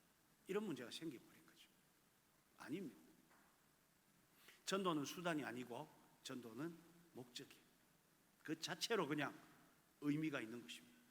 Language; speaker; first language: Korean; native; Korean